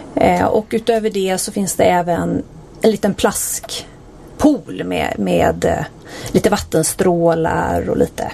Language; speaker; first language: Swedish; native; Swedish